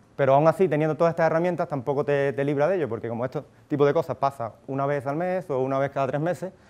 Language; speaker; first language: Spanish; native; Spanish